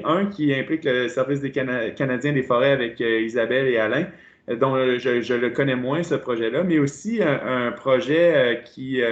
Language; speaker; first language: French; native; French